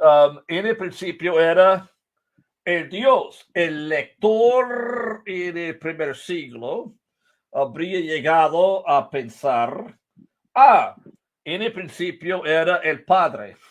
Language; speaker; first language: Spanish; non-native, fluent; English